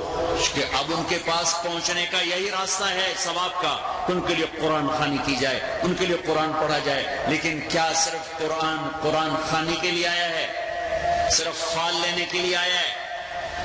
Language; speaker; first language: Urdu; non-native, local second language; Punjabi